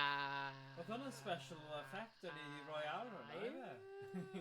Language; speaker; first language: Welsh; native; Welsh